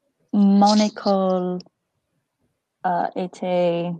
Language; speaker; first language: French; non-native, learner; English